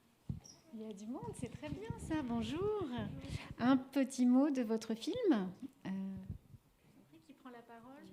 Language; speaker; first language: French; native; French